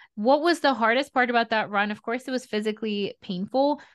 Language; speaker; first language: English; early bilingual, other home language; Russian